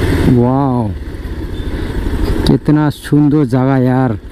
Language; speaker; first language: Hindi; non-native, local second language; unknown